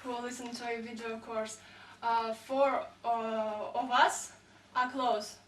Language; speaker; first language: English; non-native, fluent; Russian